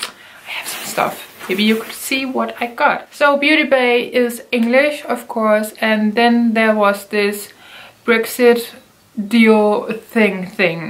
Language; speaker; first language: English; non-native, fluent; Danish